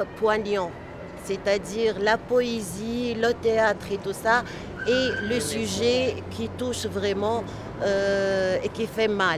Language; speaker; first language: French; non-native, local second language; Arabic